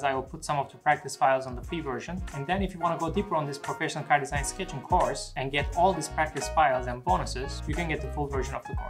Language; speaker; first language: English; non-native, fluent; Turkish